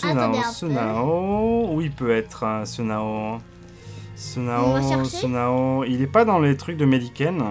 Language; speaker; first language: French; native; French